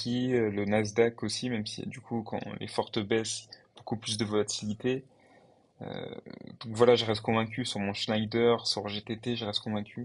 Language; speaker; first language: French; native; French